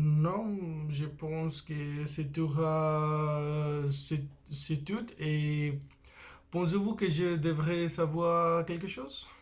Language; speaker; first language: French; non-native, fluent; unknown